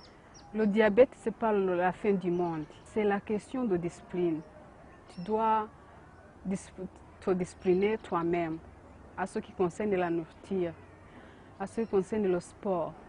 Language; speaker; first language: French; non-native, learner; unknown